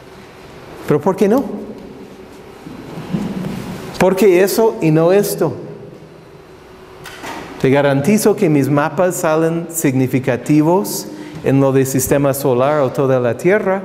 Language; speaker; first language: Spanish; non-native, fluent; English